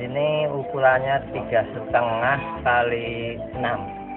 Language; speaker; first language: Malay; non-native, local second language; Javanese